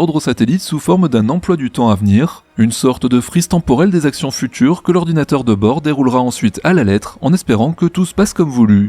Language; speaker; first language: French; native; French